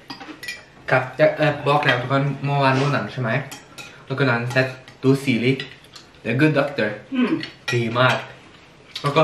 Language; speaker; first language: Thai; early bilingual, heritage; Thai